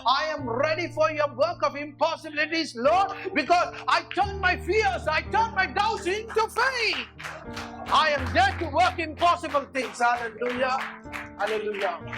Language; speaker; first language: English; non-native, local second language; Tamil